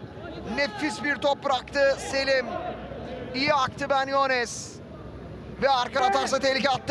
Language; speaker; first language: Turkish; native; Turkish